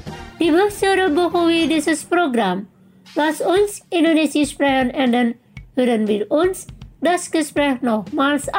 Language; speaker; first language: German; non-native, fluent; Indonesian